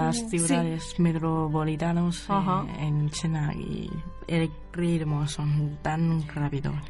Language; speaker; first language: Spanish; non-native, learner; Chinese